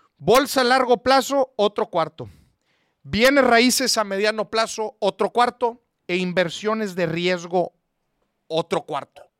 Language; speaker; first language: Spanish; native; Spanish